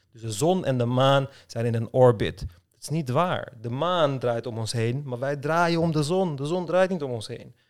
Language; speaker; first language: Dutch; early bilingual, other home language; Turkish